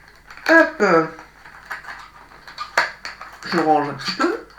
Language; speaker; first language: French; native; French